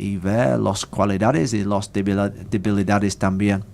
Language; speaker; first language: Spanish; non-native, learner; English